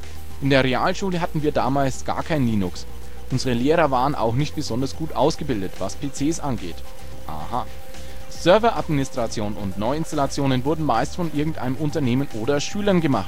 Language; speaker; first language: German; native; German